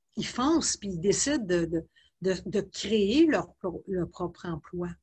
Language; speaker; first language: French; native; French